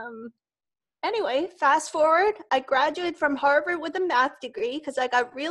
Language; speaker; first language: English; non-native, local second language; Cantonese